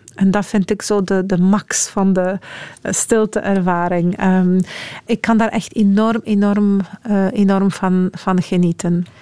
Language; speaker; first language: Dutch; non-native, fluent; Polish